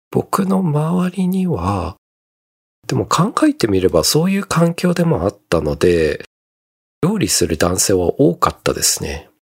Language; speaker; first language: Japanese; native; Japanese